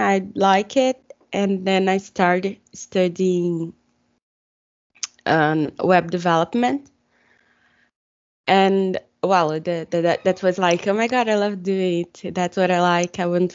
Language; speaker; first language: English; non-native, fluent; Portuguese